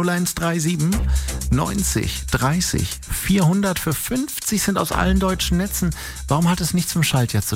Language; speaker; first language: German; native; German